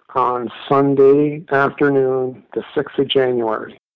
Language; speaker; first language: English; native; English